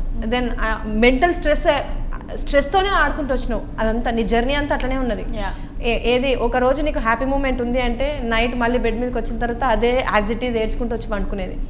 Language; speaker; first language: Telugu; native; Telugu